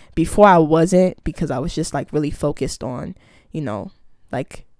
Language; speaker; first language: English; early bilingual, other home language; Akan